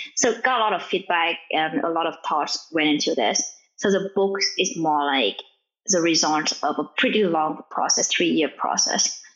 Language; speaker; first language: English; non-native, fluent; Vietnamese